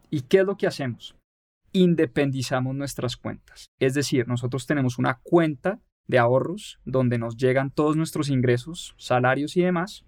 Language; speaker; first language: Spanish; native; Spanish